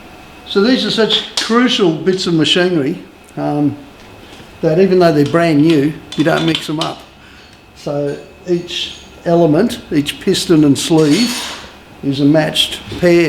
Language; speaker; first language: English; native; English